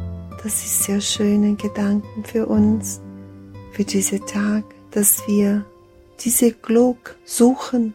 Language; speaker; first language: German; non-native, fluent; Portuguese